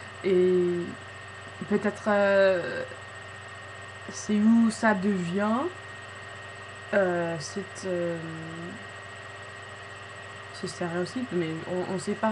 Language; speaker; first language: French; non-native, fluent; English